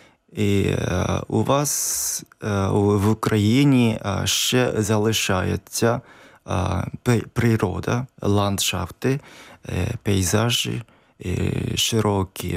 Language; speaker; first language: Ukrainian; non-native, learner; Japanese